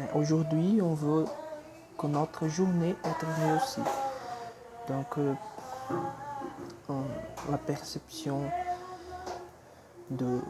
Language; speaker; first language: French; non-native, fluent; Portuguese